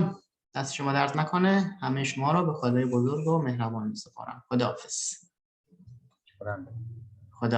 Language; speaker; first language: Persian; early bilingual, other home language; Indonesian